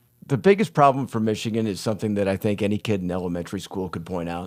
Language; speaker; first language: English; native; English